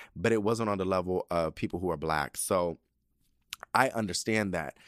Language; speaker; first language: English; early bilingual, other home language; Spanish